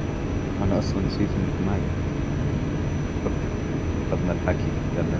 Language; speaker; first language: Arabic; native; Arabic